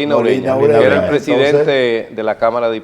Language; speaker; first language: Spanish; native; Spanish